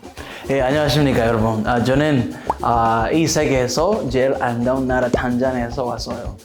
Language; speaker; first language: Korean; non-native, fluent; Swahili